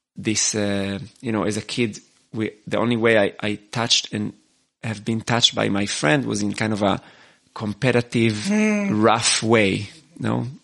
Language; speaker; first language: English; non-native, fluent; Hebrew